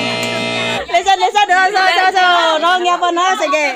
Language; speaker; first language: Cebuano; native; Cebuano